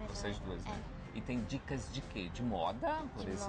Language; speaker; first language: Portuguese; native; Portuguese